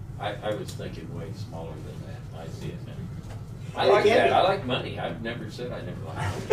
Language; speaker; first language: English; native; English